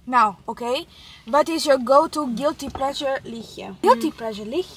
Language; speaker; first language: Dutch; non-native, learner; Italian